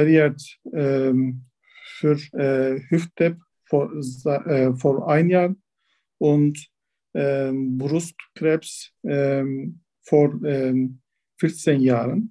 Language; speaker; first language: German; non-native, learner; Turkish